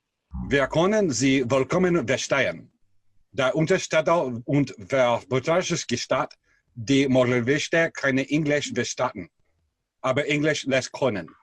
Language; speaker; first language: German; non-native, learner; English